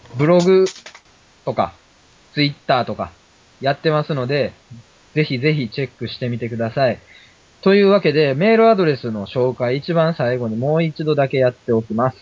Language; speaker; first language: Japanese; native; Japanese